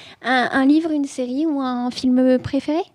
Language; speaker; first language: French; native; French